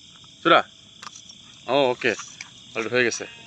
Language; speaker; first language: Indonesian; non-native, learner; Bangla